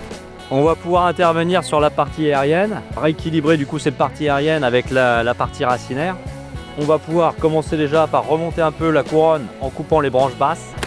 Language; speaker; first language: French; native; French